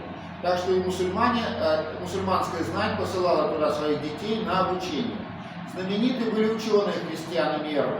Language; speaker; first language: Russian; native; Russian